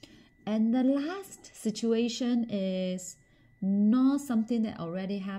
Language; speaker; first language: English; non-native, fluent; Chinese